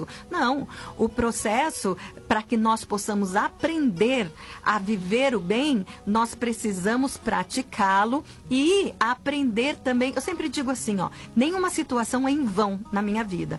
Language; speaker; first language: Portuguese; native; Portuguese